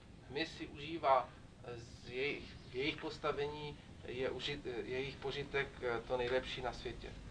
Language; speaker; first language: Czech; native; Czech